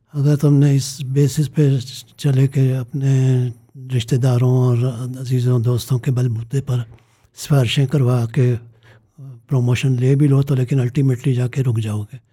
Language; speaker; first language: Urdu; native; Urdu